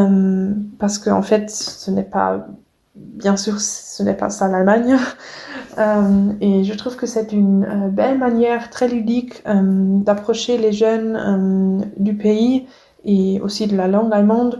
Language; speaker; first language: French; non-native, fluent; German